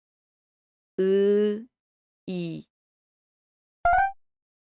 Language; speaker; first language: Japanese; non-native, fluent; Korean